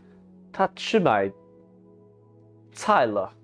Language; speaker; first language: Chinese; non-native, learner; English